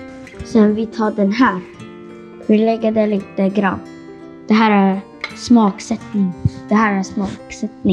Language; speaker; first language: Swedish; non-native, fluent; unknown